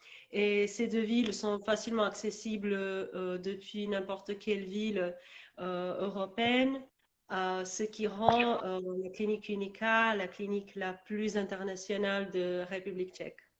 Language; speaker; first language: French; non-native, learner; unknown